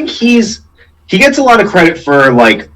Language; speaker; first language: English; native; English